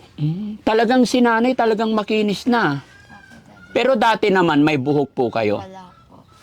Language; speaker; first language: Filipino; native; Filipino